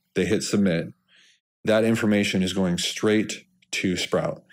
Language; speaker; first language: English; native; English